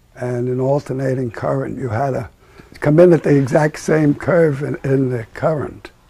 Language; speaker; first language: English; native; English